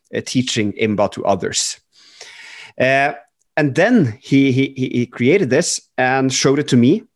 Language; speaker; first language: English; non-native, fluent; Norwegian